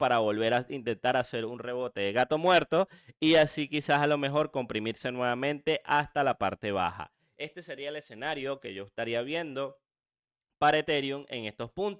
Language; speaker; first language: Spanish; native; Spanish